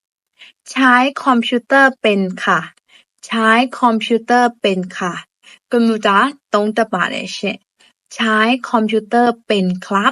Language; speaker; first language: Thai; non-native, fluent; Burmese